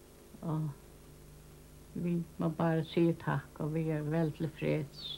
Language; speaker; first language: Danish; non-native, local second language; Faroese